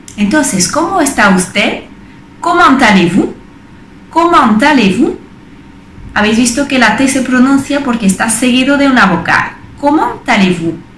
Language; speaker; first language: Spanish; non-native, fluent; French